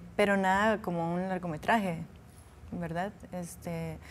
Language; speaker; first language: Spanish; native; Spanish